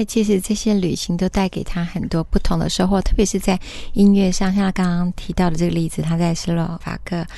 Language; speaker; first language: Chinese; native; Chinese